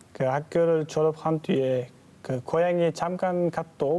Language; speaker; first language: Korean; non-native, fluent; Uzbek